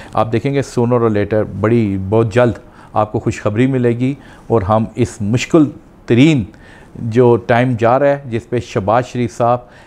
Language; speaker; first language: Urdu; non-native, local second language; Punjabi